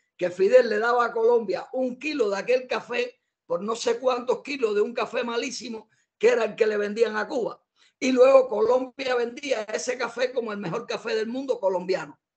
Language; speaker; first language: Spanish; native; Spanish